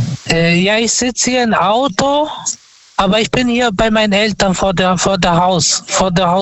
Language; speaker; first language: German; non-native, fluent; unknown